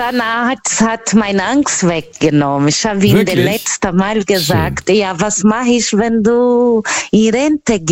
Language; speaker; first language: German; non-native, learner; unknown